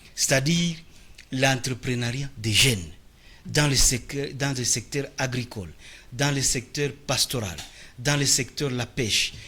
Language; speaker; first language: French; non-native, local second language; Swahili